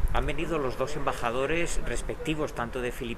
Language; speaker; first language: Spanish; native; Spanish